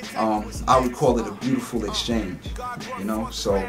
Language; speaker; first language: English; native; English